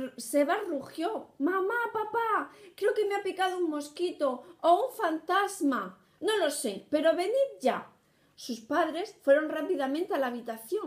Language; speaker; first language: Spanish; native; Spanish